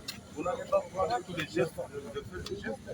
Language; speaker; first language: French; non-native, local second language; Lingala